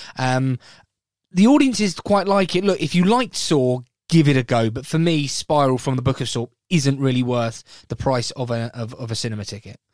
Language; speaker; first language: English; native; English